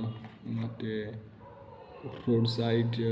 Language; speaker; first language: Kannada; non-native, learner; Malayalam